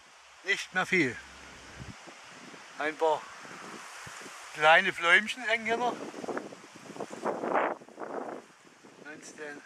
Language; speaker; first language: German; native; German